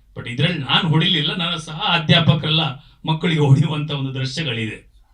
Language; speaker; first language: Kannada; native; Kannada